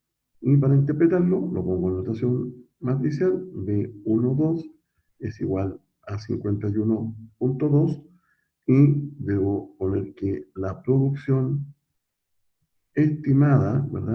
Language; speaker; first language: Spanish; native; Spanish